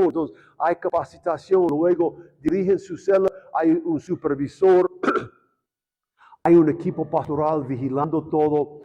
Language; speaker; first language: Spanish; non-native, fluent; English